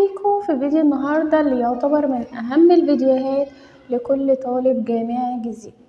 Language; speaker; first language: Arabic; native; Arabic